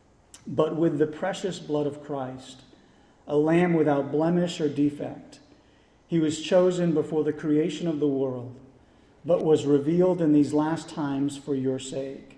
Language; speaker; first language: English; native; English